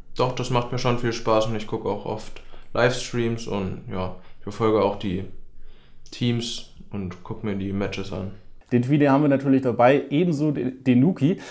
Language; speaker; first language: German; native; German